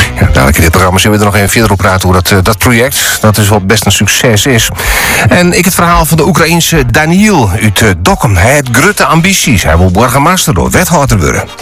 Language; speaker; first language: Dutch; non-native, local second language; Western Frisian